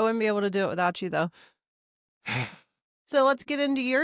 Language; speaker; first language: English; native; English